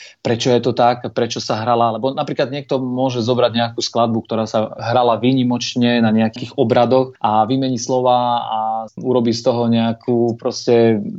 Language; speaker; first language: Slovak; non-native, local second language; Rusyn